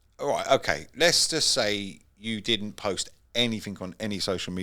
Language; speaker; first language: English; native; English